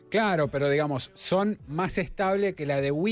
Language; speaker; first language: Spanish; native; Spanish